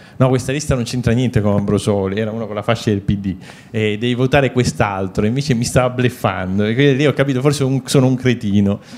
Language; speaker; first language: Italian; native; Italian